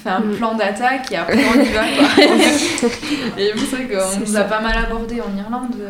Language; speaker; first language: French; native; French